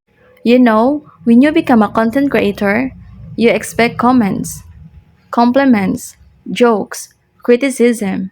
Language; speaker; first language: English; non-native, local second language; Filipino